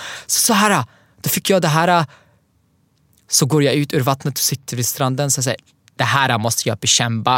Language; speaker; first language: Swedish; non-native, learner; Arabic